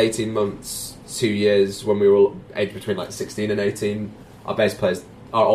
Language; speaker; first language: English; native; English